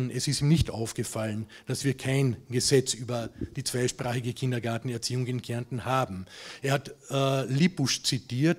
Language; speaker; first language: German; non-native, local second language; Slovenian